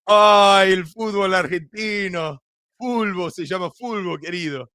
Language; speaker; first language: Spanish; early bilingual, heritage; Spanish